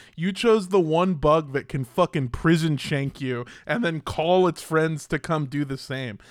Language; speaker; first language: English; native; English